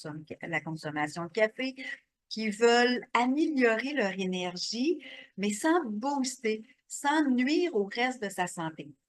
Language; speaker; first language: French; native; French